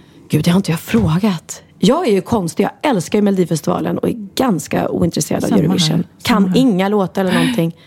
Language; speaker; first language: Swedish; native; Swedish